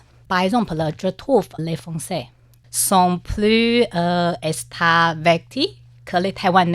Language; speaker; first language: French; non-native, learner; Chinese